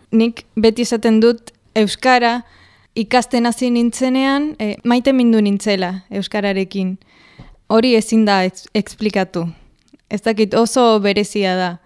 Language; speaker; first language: Basque; non-native, fluent; Spanish